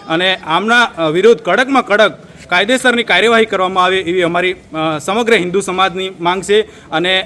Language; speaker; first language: Gujarati; native; Gujarati